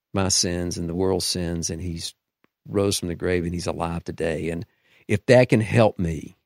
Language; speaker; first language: English; native; English